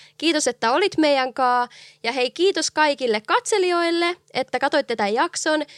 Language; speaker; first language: Finnish; native; Finnish